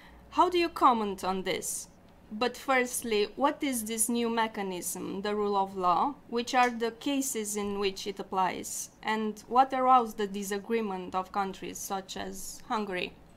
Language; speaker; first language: English; non-native, fluent; Romanian